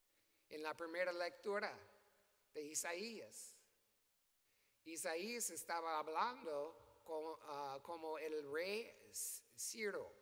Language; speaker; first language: Spanish; non-native, learner; English